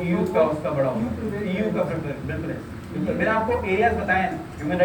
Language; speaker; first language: Urdu; native; Urdu